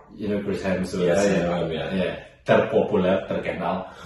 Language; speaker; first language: Indonesian; native; Indonesian